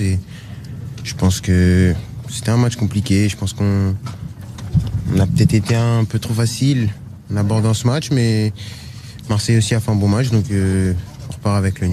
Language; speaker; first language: French; native; French